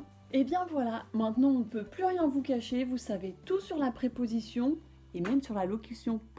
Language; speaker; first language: French; native; French